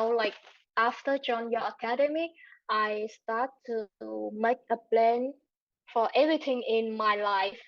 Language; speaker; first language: English; non-native, learner; Vietnamese